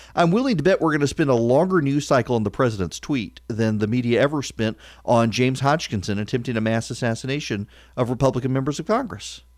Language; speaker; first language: English; native; English